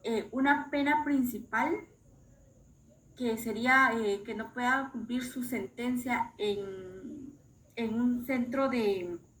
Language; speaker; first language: Spanish; native; Spanish